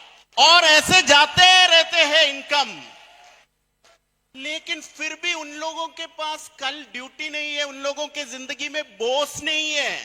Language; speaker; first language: Hindi; non-native, fluent; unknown